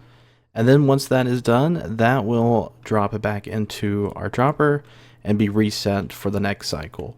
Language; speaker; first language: English; native; English